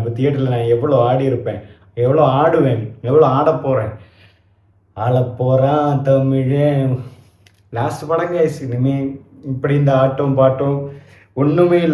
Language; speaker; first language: Tamil; non-native, local second language; Malayalam